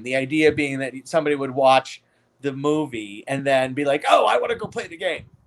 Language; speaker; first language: English; native; English